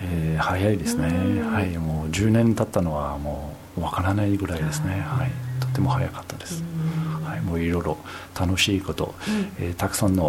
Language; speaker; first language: Japanese; non-native, fluent; French